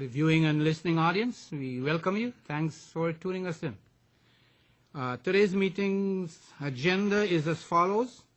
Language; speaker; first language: English; native; English